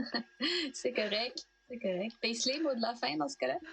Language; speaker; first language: French; native; French